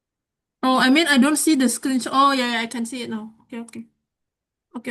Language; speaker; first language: English; non-native, fluent; Indonesian